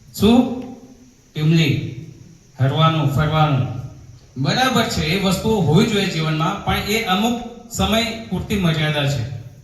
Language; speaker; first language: Gujarati; native; Gujarati